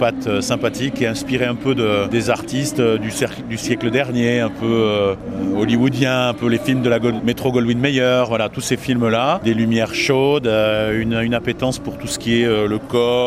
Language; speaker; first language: French; native; French